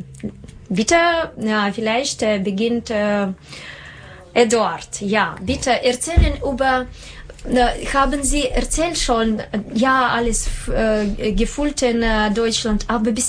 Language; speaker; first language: German; non-native, learner; Russian